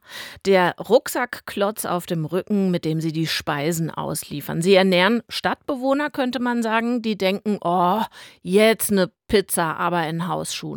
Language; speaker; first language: German; native; German